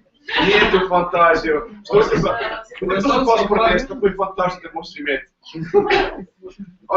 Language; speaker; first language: Russian; non-native, learner; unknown